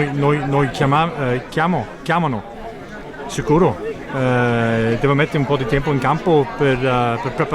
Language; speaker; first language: Italian; non-native, learner; English